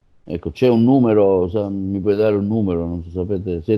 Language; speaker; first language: Italian; native; Italian